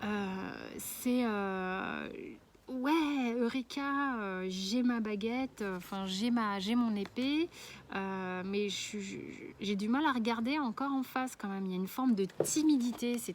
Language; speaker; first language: French; native; French